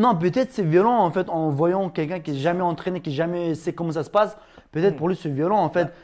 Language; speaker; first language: French; non-native, fluent; Ingush